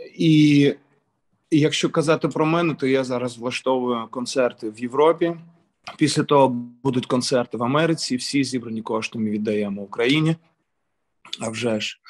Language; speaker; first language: Ukrainian; non-native, local second language; Russian